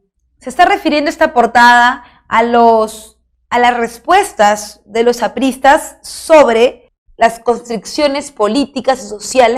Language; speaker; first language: Spanish; native; Spanish